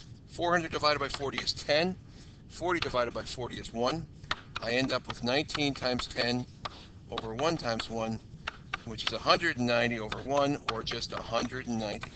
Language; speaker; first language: English; native; English